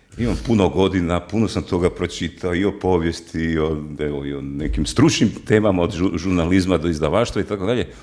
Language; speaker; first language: Croatian; native; Croatian